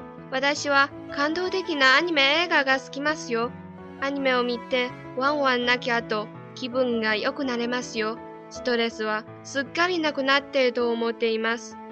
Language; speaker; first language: Japanese; non-native, learner; Chinese